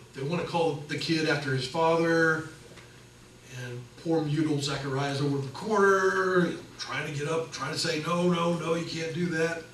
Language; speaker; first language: English; native; English